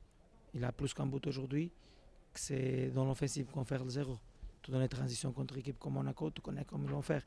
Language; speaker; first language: French; non-native, fluent; Portuguese